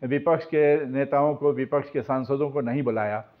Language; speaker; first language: Hindi; native; Hindi